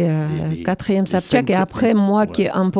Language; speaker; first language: French; non-native, learner; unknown